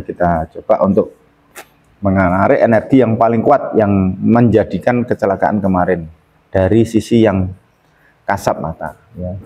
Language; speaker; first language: Indonesian; native; Indonesian